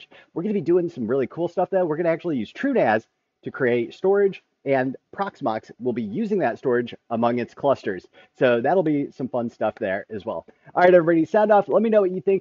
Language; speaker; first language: English; native; English